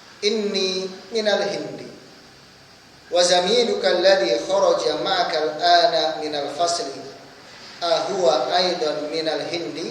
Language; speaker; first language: Arabic; non-native, fluent; Indonesian